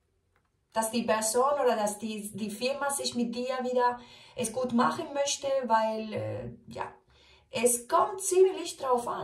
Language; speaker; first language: German; non-native, fluent; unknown